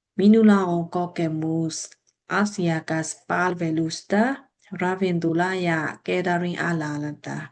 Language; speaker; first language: Finnish; non-native, learner; Burmese